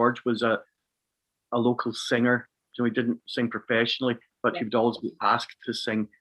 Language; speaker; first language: English; native; English